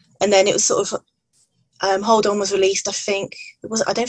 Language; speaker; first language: English; native; English